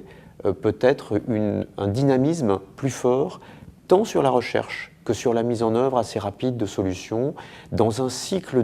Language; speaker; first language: French; native; French